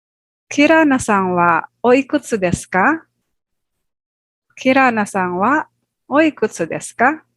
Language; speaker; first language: Japanese; non-native, fluent; Filipino